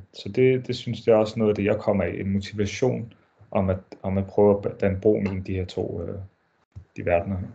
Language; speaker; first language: Danish; early bilingual, other home language; Arabic